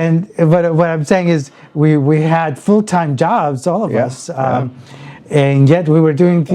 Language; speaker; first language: English; early bilingual, other home language; Spanish